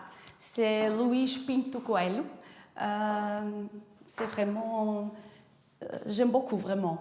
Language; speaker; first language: French; non-native, fluent; Portuguese